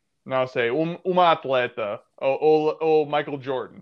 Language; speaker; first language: Portuguese; non-native, fluent; English